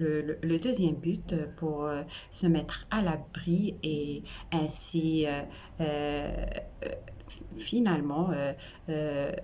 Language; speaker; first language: French; non-native, local second language; Arabic